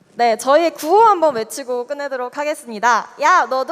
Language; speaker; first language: Korean; native; Korean